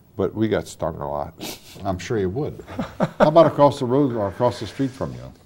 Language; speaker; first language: English; native; English